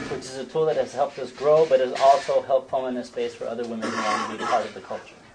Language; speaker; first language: English; non-native, fluent; Spanish